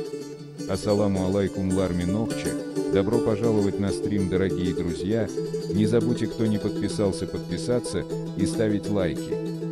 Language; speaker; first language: Russian; non-native, local second language; Chechen